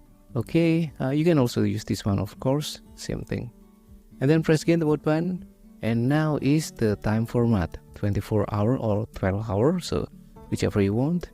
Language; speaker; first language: English; non-native, fluent; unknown